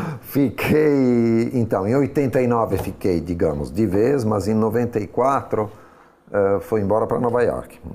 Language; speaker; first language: Portuguese; non-native, fluent; Italian